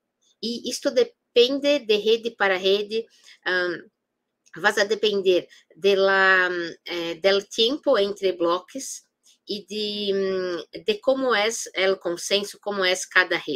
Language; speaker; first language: Spanish; non-native, fluent; Portuguese